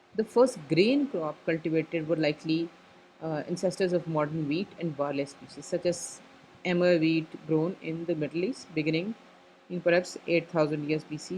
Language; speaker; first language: English; non-native, local second language; Urdu